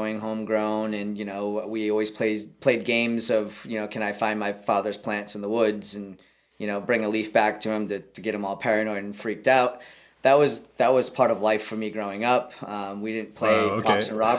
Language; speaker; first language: English; native; English